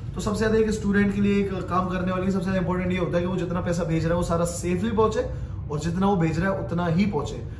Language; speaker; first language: Hindi; native; Hindi